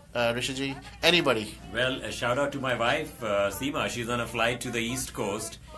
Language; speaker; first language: English; non-native, local second language; Hindi